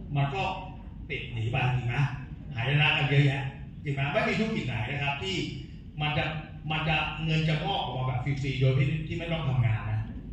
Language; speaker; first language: Thai; native; Thai